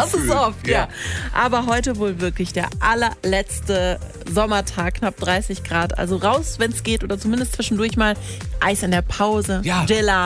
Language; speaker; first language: German; native; German